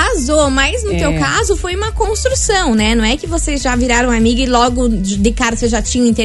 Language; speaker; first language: Portuguese; native; Portuguese